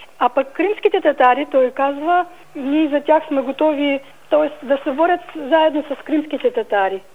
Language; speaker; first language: Bulgarian; early bilingual, heritage; Bulgarian